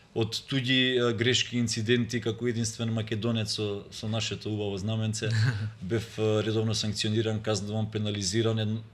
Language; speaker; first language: Macedonian; native; Macedonian